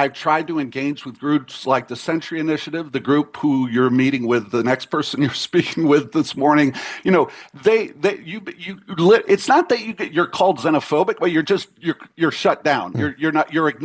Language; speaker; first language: English; native; English